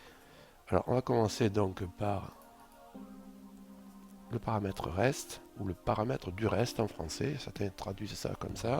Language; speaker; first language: French; native; French